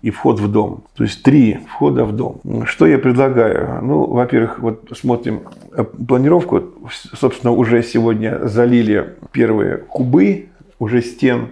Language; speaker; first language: Russian; native; Russian